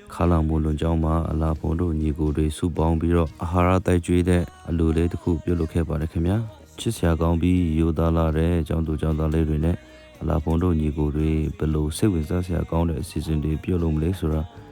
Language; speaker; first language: Burmese; non-native, local second language; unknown